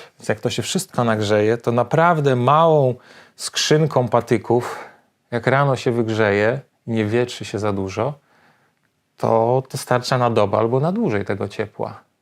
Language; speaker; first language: Polish; native; Polish